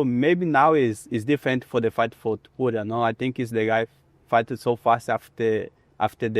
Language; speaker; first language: English; non-native, learner; Portuguese